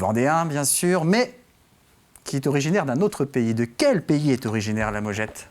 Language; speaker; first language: French; native; French